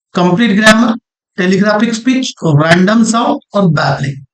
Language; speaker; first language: Hindi; non-native, local second language; Marathi